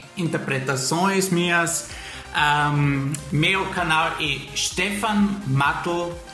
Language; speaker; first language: Portuguese; non-native, fluent; German